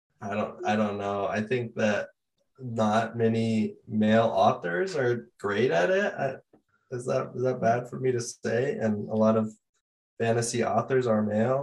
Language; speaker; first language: English; native; English